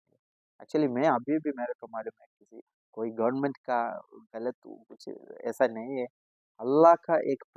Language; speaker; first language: Hindi; non-native, local second language; Malayalam